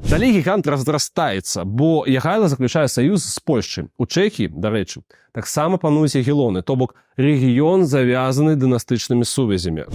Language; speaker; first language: Belarusian; non-native, local second language; Russian